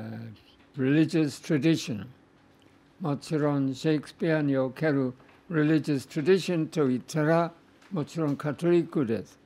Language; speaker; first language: Japanese; non-native, fluent; English